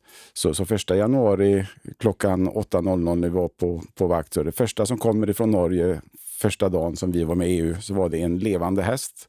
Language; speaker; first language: Swedish; native; Swedish